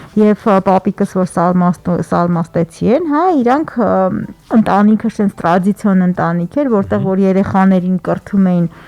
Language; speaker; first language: Armenian; native; Armenian